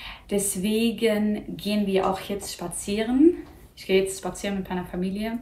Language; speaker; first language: German; early bilingual, other home language; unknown